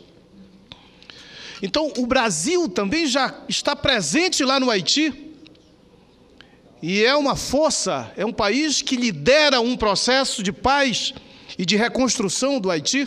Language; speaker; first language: Portuguese; native; Portuguese